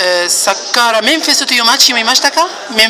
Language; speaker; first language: Japanese; non-native, learner; Arabic